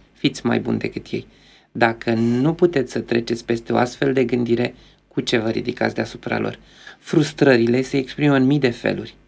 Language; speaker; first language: Romanian; native; Romanian